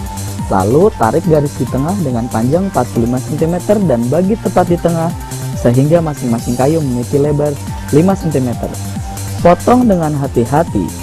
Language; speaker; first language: Indonesian; native; Indonesian